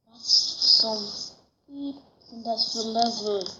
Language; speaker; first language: German; native; German